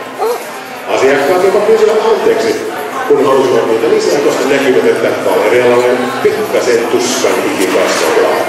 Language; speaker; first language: Finnish; native; Finnish